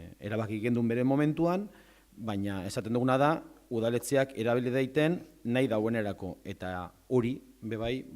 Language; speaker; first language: Basque; native; Basque